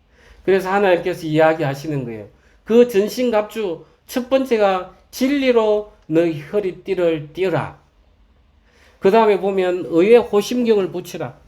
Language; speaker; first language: Korean; native; Korean